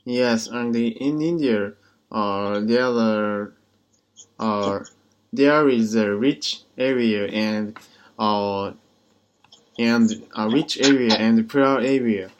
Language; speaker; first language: English; non-native, learner; Japanese